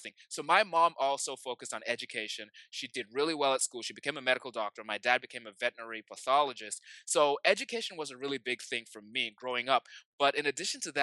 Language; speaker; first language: English; non-native, local second language; Yoruba